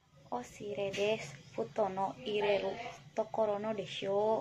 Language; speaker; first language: Japanese; non-native, learner; Indonesian